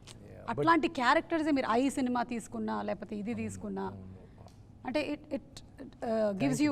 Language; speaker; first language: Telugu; native; Telugu